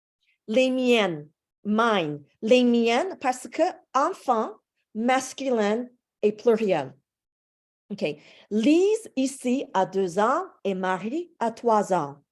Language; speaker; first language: French; non-native, fluent; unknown